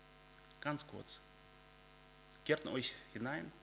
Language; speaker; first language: German; early bilingual, other home language; Russian